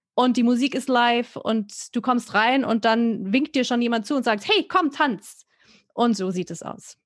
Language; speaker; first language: German; native; German